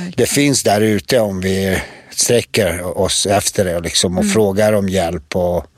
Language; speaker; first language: Swedish; early bilingual, other home language; Bosnian